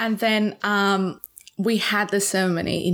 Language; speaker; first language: English; non-native, fluent; Thai